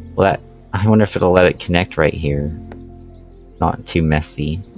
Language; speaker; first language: English; native; English